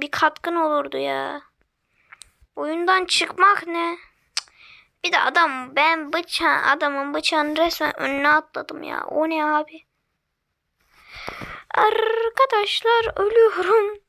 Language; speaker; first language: Turkish; native; Turkish